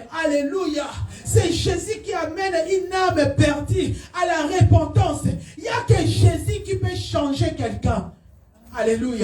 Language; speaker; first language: French; non-native, local second language; Lingala